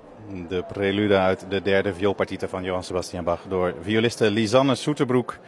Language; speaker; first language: Dutch; native; Dutch